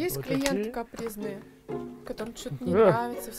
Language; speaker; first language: Russian; native; Russian